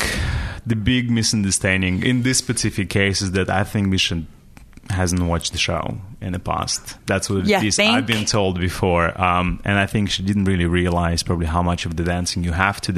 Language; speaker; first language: English; non-native, fluent; Russian